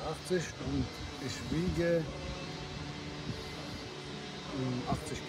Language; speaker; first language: German; non-native, learner; Chechen